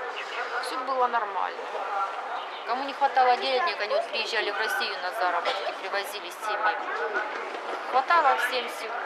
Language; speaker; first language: Russian; native; Russian